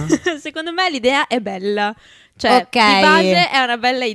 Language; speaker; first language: Italian; native; Italian